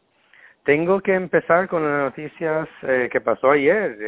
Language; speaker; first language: Spanish; non-native, learner; English